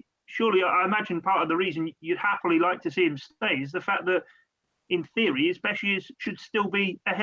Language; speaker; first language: English; native; English